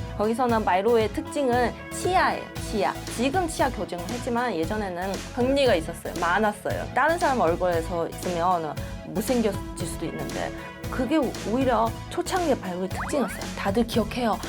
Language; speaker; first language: Korean; non-native, fluent; Chinese